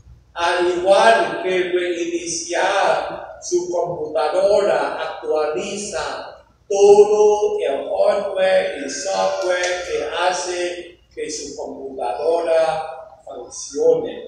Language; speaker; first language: Spanish; non-native, fluent; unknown